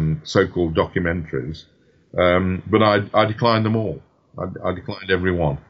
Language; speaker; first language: English; native; English